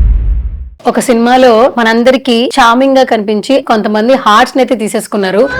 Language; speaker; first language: Telugu; native; Telugu